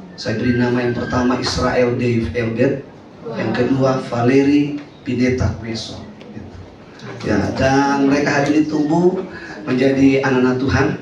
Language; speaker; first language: Indonesian; native; Indonesian